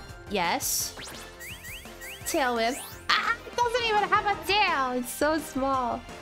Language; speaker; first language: English; non-native, fluent; Hungarian